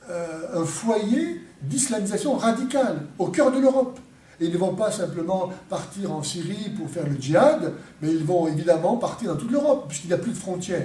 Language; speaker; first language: French; native; French